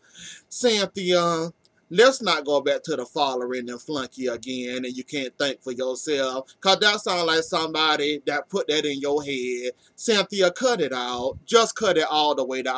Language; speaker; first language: English; native; English